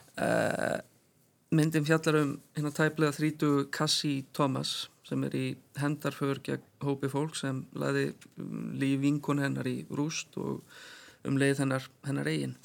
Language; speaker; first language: Icelandic; native; Icelandic